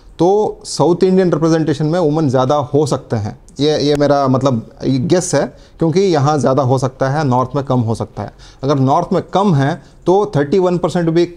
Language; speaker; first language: Hindi; non-native, local second language; Kannada